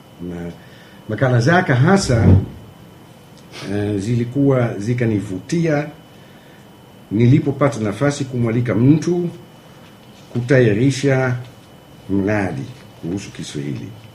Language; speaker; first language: Swahili; non-native, fluent; German